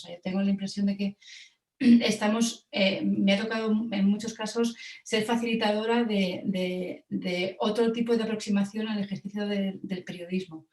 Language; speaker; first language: Spanish; native; Spanish